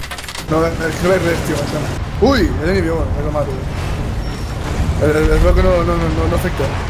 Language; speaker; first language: Catalan; native; Catalan